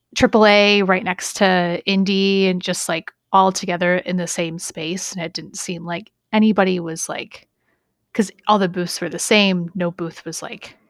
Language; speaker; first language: English; native; English